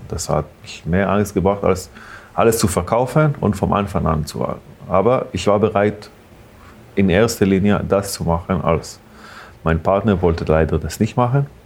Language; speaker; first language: German; non-native, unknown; Hebrew